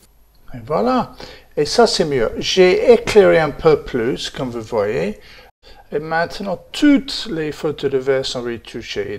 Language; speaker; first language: French; non-native, fluent; English